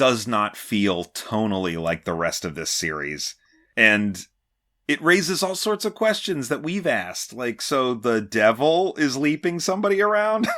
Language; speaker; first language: English; native; English